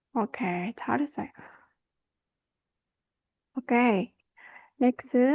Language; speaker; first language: Korean; non-native, fluent; Indonesian